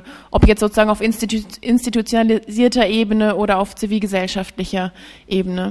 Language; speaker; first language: German; native; German